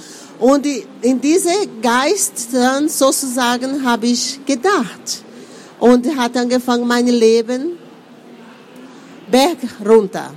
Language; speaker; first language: German; non-native, fluent; Portuguese